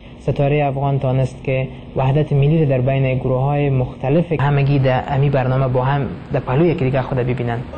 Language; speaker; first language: Persian; non-native, local second language; Pashto